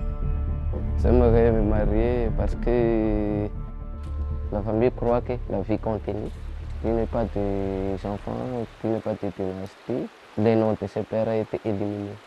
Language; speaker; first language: French; non-native, learner; Malagasy